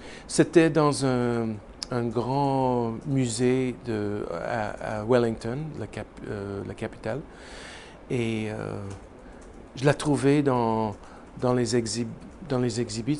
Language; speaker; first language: French; non-native, learner; English